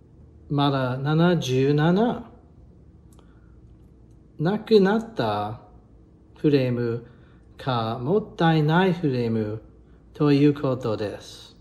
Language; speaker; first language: Japanese; non-native, learner; English